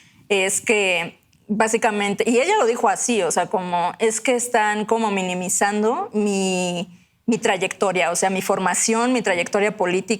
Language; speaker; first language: Spanish; native; Spanish